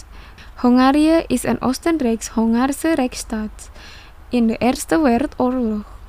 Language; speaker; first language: Dutch; non-native, fluent; Indonesian